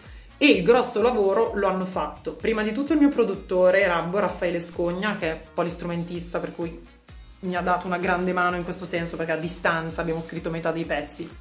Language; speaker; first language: Italian; native; Italian